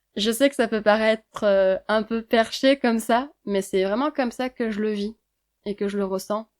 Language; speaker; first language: French; native; French